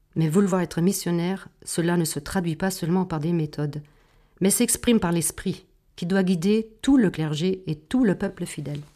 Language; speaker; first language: French; non-native, fluent; German